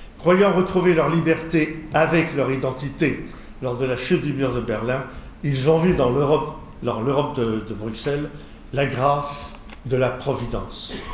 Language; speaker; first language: French; native; French